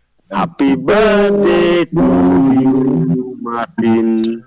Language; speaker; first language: English; non-native, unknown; Wolof